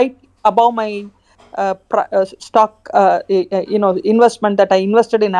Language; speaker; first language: English; non-native, fluent; Khmer